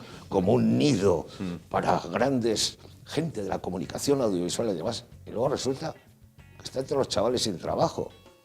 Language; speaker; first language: Spanish; native; Spanish